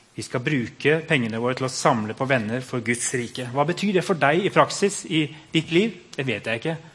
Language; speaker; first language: Norwegian; native; Norwegian